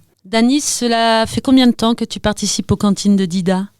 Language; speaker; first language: French; native; French